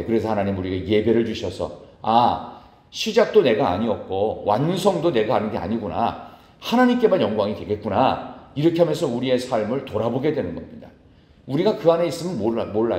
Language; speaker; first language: Korean; native; Korean